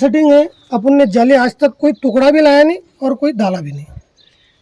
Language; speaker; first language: Hindi; non-native, local second language; Marathi